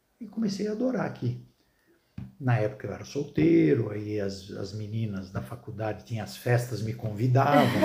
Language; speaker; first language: Portuguese; early bilingual, other home language; Arabic